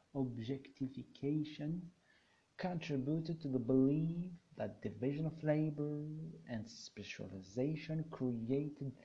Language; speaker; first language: English; non-native, fluent; Arabic